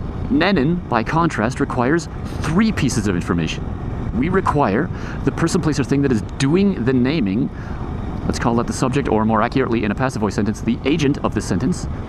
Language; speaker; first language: English; native; English